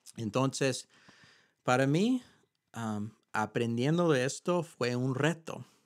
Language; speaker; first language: Spanish; early bilingual, heritage; Spanish